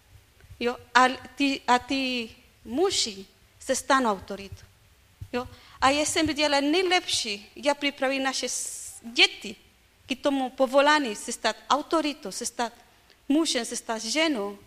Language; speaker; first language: Czech; non-native, learner; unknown